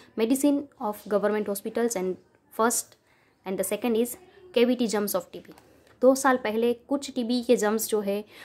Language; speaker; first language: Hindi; non-native, local second language; Gujarati